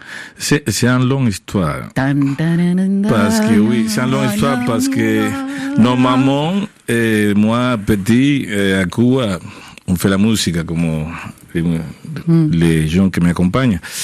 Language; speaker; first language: French; non-native, fluent; Spanish